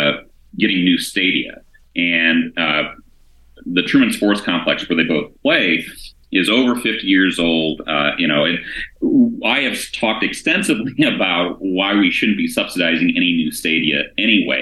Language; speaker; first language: English; native; English